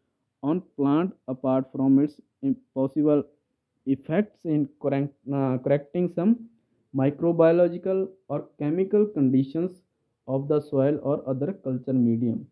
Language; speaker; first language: English; non-native, local second language; Punjabi